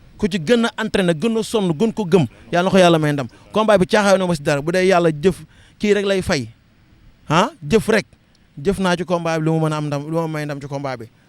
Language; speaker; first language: Wolof; non-native, local second language; Serer